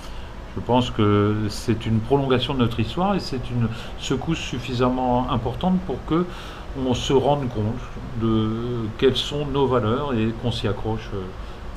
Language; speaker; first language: French; native; French